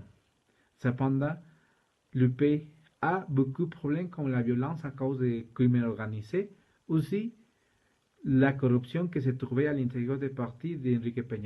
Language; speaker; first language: French; non-native, learner; Spanish